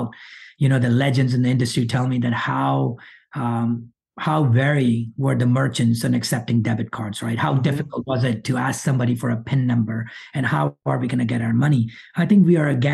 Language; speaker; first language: English; early bilingual, other home language; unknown